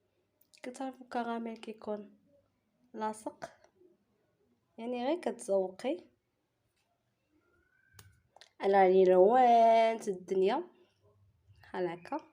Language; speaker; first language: Arabic; native; Arabic